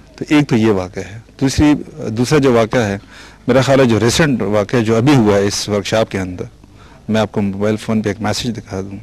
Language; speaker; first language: Urdu; non-native, local second language; Punjabi